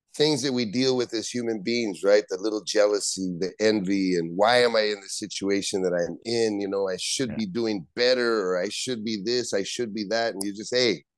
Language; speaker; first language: English; native; English